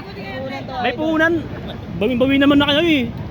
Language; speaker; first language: Filipino; native; Filipino